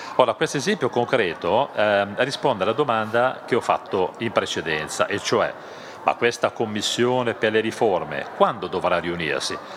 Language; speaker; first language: Italian; non-native, fluent; German